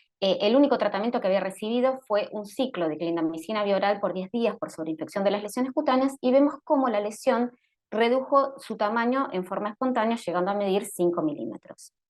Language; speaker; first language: Spanish; native; Spanish